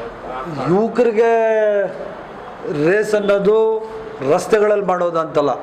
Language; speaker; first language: Kannada; native; Kannada